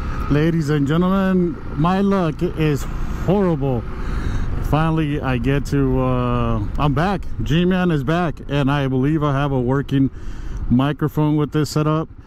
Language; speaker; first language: English; early bilingual, other home language; Spanish